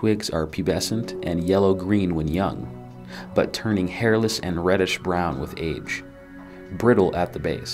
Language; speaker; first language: English; native; English